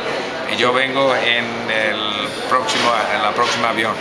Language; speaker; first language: Spanish; non-native, fluent; English